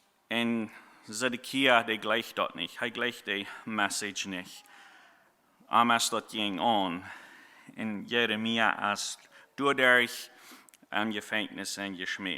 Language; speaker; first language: German; non-native, learner; Plautdietsch